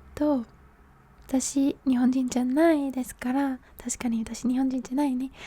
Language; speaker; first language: Japanese; non-native, fluent; English